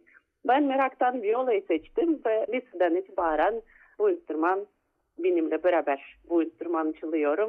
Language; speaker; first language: Turkish; non-native, fluent; Russian